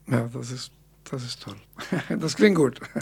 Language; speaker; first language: German; non-native, fluent; Spanish